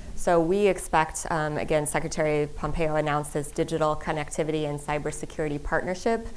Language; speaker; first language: English; native; English